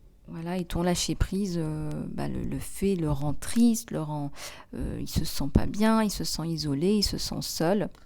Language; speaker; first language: French; native; French